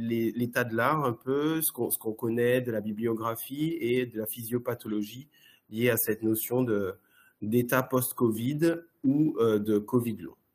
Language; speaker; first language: French; native; French